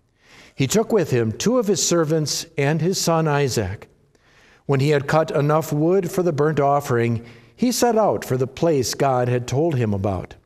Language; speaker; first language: English; native; English